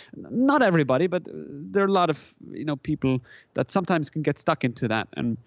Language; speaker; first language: English; non-native, fluent; German